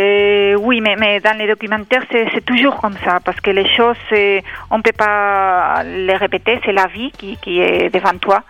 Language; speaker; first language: French; non-native, fluent; Spanish